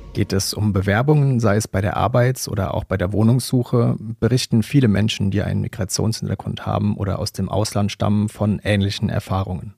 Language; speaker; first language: German; native; German